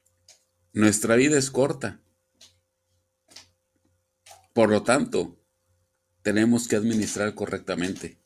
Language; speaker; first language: Spanish; native; Spanish